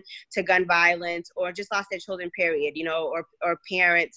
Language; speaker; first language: English; early bilingual, other home language; Kabuverdianu